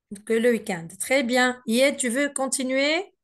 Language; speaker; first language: French; non-native, fluent; Arabic